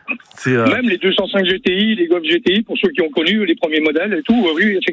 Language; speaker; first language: French; native; French